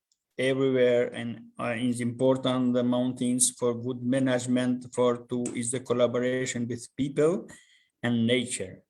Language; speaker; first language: English; non-native, learner; Albanian